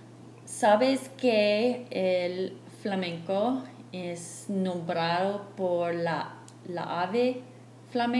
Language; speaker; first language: Spanish; non-native, fluent; English